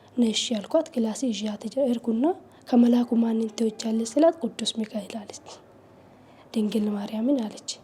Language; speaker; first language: Amharic; non-native, local second language; Oromo